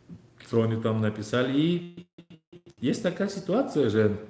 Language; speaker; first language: Polish; non-native, learner; Turkmen